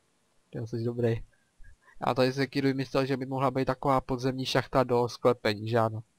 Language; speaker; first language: Czech; native; Czech